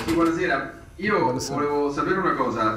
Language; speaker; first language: Italian; native; Italian